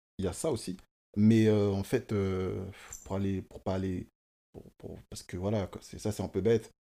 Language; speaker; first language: French; early bilingual, other home language; Kongo